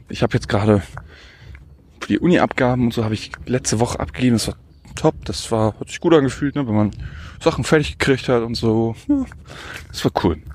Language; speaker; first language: German; native; German